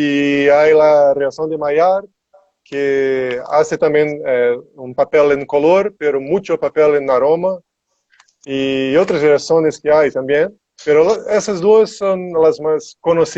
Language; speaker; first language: Spanish; non-native, learner; Portuguese